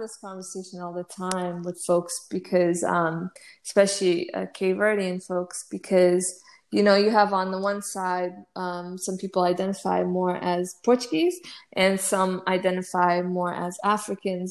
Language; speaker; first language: English; native; English